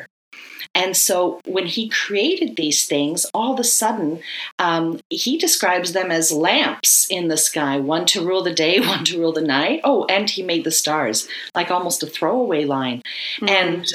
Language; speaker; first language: English; native; English